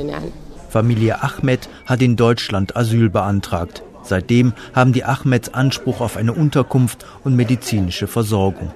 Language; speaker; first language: German; native; German